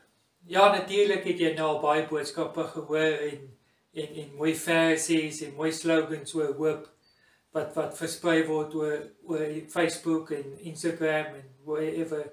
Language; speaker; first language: Afrikaans; native; Afrikaans